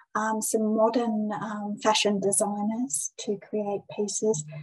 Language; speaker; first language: English; native; English